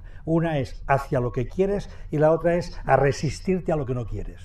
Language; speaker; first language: Spanish; native; Spanish